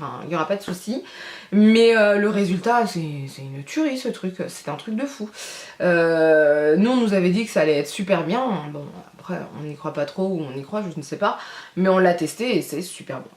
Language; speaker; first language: French; native; French